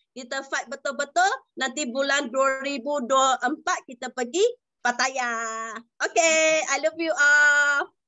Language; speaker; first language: Malay; non-native, local second language; Chinese